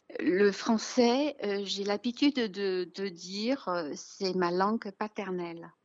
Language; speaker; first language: French; non-native, fluent; Chinese